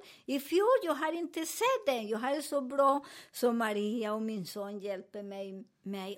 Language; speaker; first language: Swedish; non-native, learner; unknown